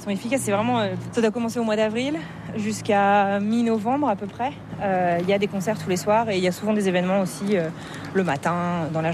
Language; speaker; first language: French; native; French